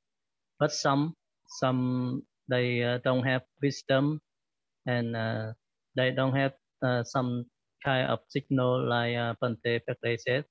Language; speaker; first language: English; non-native, learner; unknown